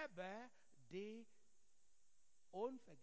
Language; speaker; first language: German; non-native, learner; English